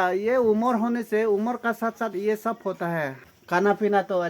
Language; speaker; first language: Hindi; non-native, local second language; Mizo